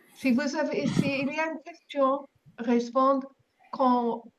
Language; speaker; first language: French; non-native, learner; English